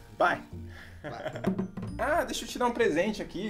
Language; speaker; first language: Portuguese; native; Portuguese